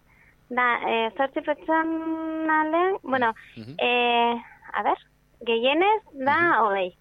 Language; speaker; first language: Basque; non-native, learner; Spanish